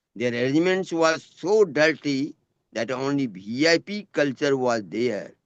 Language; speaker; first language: English; non-native, local second language; Hindi